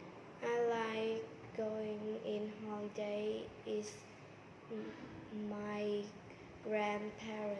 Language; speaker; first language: English; non-native, learner; Vietnamese